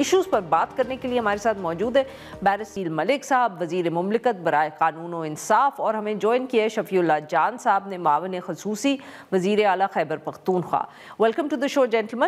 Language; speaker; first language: Urdu; native; Urdu